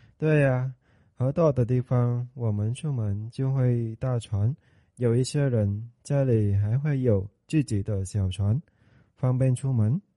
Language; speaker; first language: Chinese; non-native, learner; Vietnamese